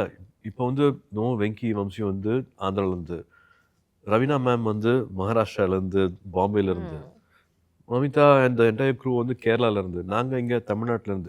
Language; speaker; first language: Tamil; native; Tamil